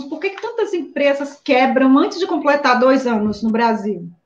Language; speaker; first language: Portuguese; native; Portuguese